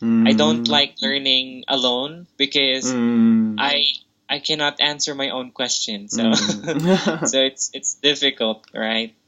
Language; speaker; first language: English; non-native, local second language; Filipino